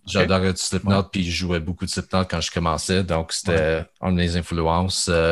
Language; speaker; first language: French; native; French